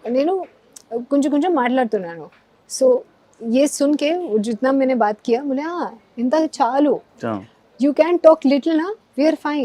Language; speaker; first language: Telugu; non-native, learner; Hindi